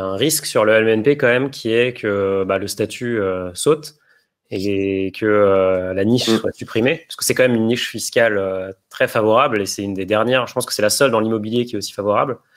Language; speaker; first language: French; native; French